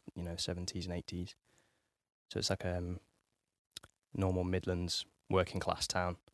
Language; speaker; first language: English; native; English